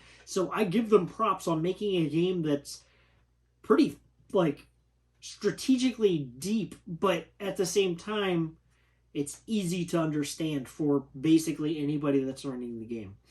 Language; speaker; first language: English; native; English